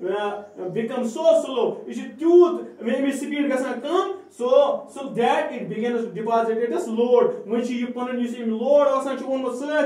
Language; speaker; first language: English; non-native, local second language; Kashmiri